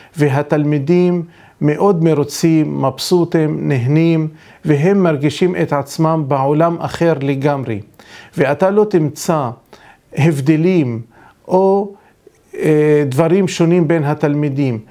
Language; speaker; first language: Hebrew; non-native, local second language; Arabic